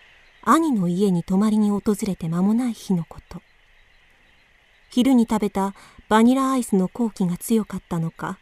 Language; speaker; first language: Japanese; native; Japanese